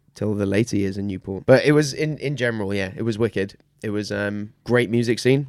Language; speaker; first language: English; native; English